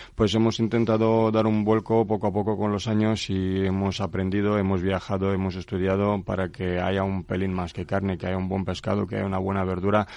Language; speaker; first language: Spanish; non-native, fluent; Romanian